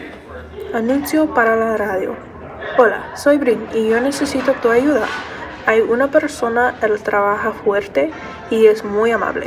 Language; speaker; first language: Spanish; non-native, learner; English